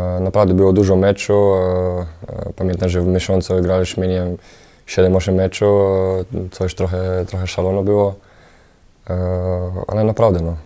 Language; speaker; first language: Polish; non-native, fluent; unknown